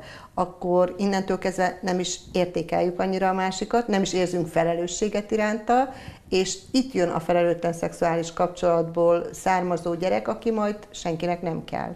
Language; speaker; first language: Hungarian; native; Hungarian